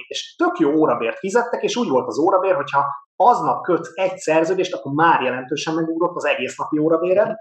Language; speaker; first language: Hungarian; native; Hungarian